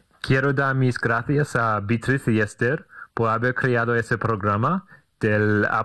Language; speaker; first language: Spanish; non-native, fluent; English